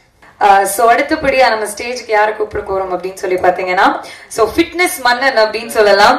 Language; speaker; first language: Tamil; native; Tamil